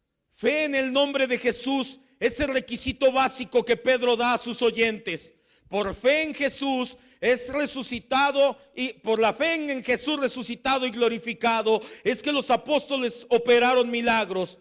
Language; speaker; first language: Spanish; native; Spanish